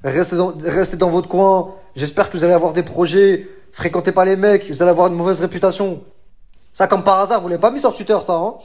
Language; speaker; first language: French; native; French